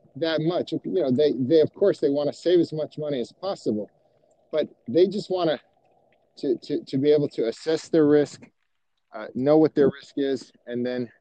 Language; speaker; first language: English; native; English